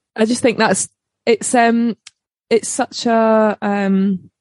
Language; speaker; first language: English; native; English